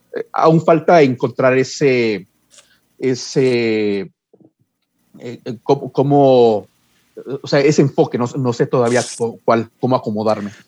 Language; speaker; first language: Spanish; early bilingual, heritage; Spanish